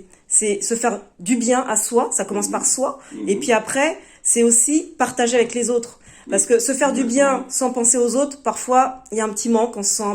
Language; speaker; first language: French; native; French